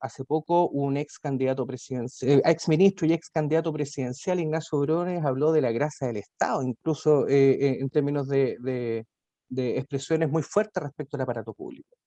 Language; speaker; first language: Spanish; native; Spanish